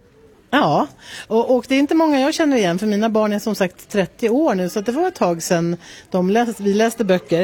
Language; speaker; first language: Swedish; native; Swedish